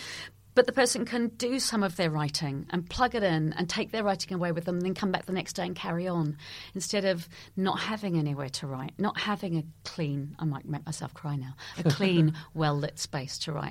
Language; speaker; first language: English; native; English